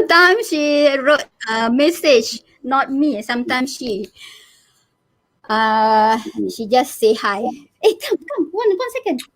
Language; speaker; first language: English; non-native, learner; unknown